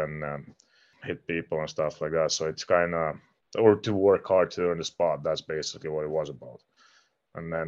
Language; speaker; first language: English; non-native, fluent; Finnish